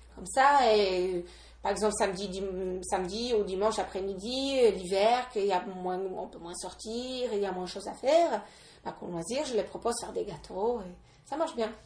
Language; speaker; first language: French; non-native, fluent; Polish